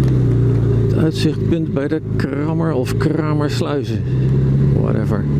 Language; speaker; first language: Dutch; native; Dutch